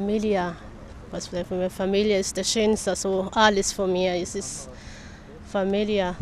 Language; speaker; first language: German; non-native, learner; Arabic